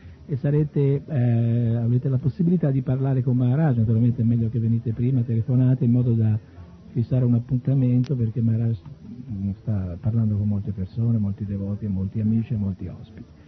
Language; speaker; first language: Italian; native; Italian